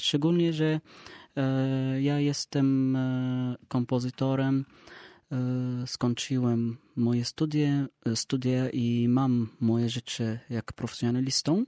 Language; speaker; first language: Polish; non-native, learner; Arabic